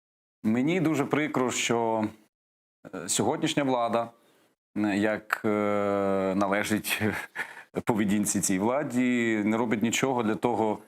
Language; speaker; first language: Ukrainian; native; Ukrainian